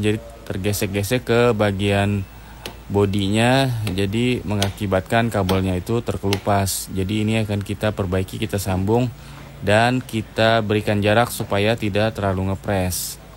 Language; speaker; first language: Indonesian; native; Indonesian